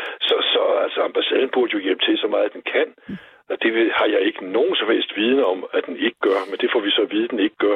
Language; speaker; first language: Danish; native; Danish